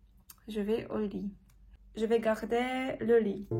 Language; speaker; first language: French; non-native, learner; Russian